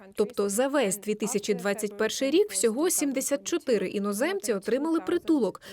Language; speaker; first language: Ukrainian; native; Ukrainian